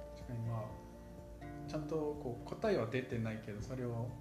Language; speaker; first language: Japanese; non-native, fluent; Korean